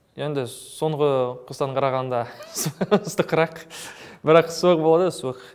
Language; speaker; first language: Kazakh; non-native, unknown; French